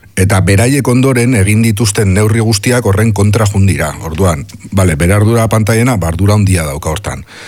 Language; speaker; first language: Basque; non-native, local second language; Spanish